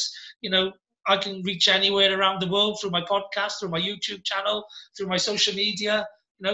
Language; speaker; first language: English; native; English